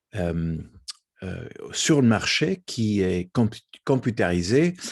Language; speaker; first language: French; non-native, fluent; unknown